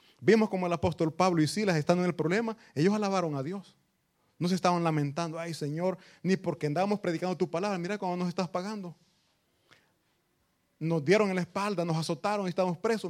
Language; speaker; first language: Spanish; native; Spanish